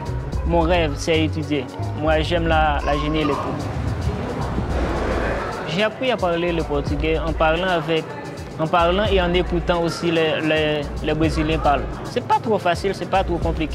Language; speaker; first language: French; non-native, local second language; Haitian Creole